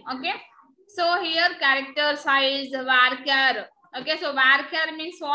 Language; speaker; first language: English; non-native, local second language; Telugu